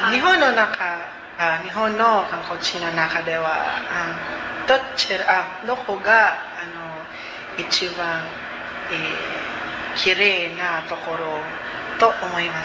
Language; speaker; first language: Japanese; non-native, learner; Cebuano